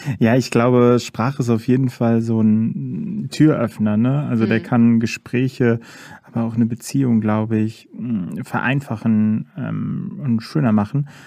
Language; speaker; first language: German; native; German